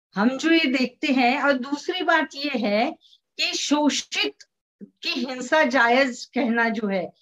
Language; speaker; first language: Hindi; non-native, local second language; Marathi